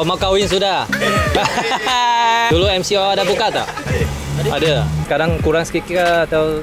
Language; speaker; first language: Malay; non-native, local second language; Chinese